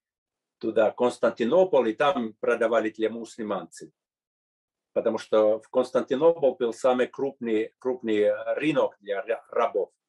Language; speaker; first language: Russian; non-native, fluent; Finnish